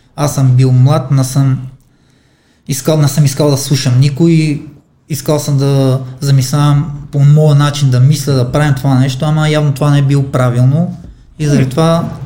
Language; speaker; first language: Bulgarian; non-native, fluent; Armenian